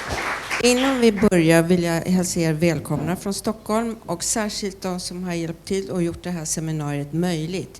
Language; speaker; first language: Swedish; native; Swedish